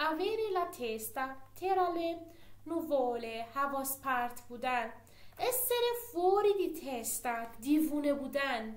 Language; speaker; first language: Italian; non-native, fluent; Persian